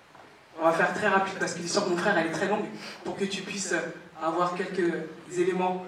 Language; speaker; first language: French; native; French